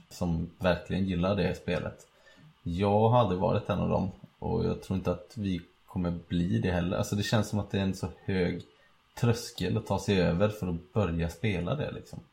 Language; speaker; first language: Swedish; native; Swedish